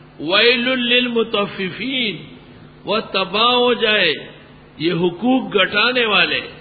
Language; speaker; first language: Urdu; non-native, local second language; Pashto